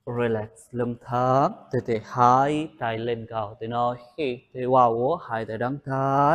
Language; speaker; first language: Vietnamese; non-native, learner; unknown